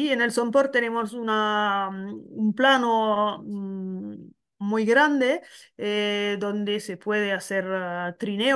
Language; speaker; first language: Spanish; non-native, learner; French